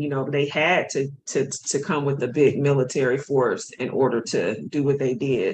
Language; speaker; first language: English; native; English